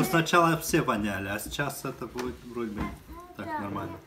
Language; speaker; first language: Russian; non-native, fluent; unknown